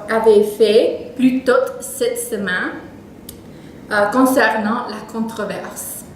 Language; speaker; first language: French; non-native, learner; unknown